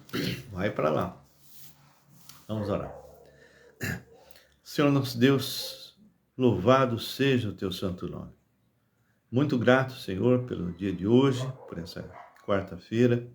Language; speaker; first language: Portuguese; native; Portuguese